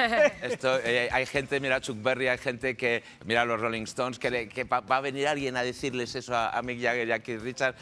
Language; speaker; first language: Spanish; native; Spanish